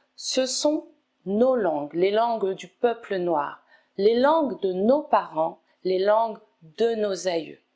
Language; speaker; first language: French; native; French